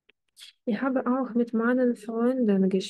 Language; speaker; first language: German; non-native, fluent; Ukrainian